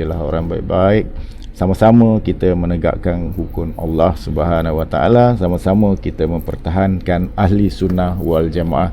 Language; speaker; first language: Malay; native; Malay